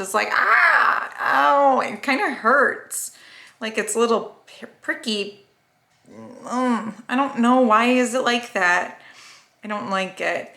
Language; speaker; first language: English; native; English